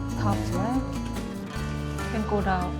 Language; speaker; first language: English; non-native, learner; Thai